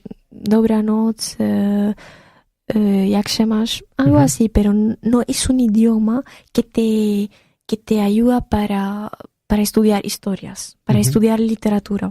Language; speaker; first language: Spanish; non-native, fluent; Arabic